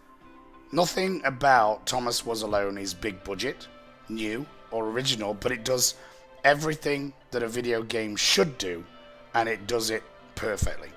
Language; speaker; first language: English; native; English